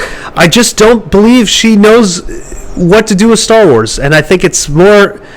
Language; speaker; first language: English; native; English